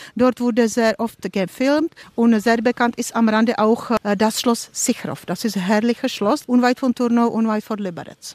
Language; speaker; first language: German; non-native, fluent; Czech